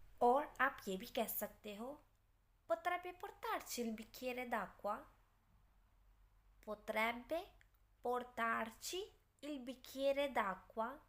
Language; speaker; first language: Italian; non-native, fluent; Urdu